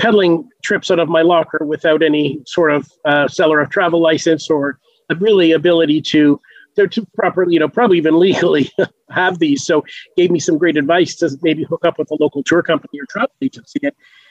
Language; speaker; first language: English; native; English